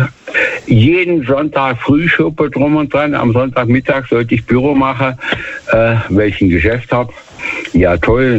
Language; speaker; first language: German; native; German